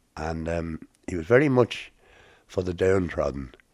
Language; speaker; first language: English; native; English